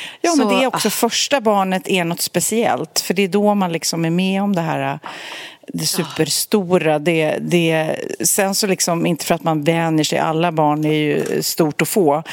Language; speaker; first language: Swedish; native; Swedish